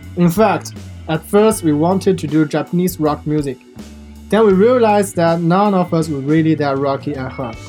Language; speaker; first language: English; non-native, fluent; Chinese